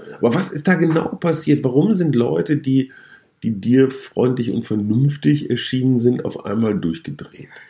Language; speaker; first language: German; native; German